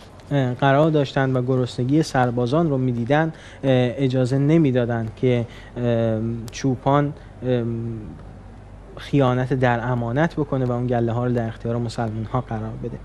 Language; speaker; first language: Persian; native; Persian